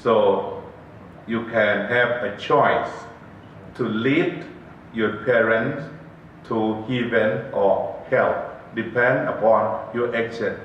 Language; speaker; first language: English; non-native, learner; Thai